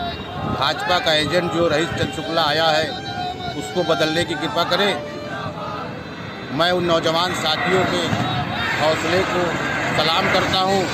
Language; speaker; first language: Hindi; native; Hindi